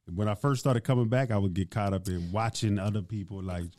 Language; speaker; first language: English; native; English